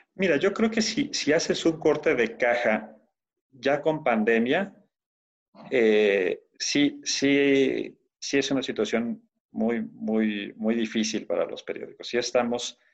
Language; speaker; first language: Spanish; native; Spanish